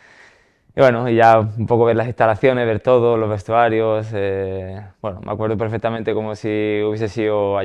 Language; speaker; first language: Spanish; native; Spanish